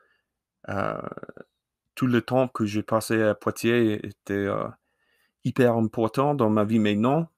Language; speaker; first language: French; non-native, learner; English